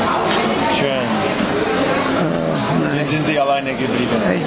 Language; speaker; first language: German; non-native, fluent; Czech